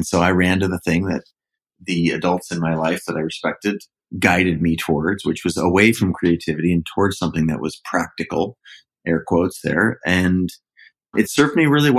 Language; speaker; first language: English; native; English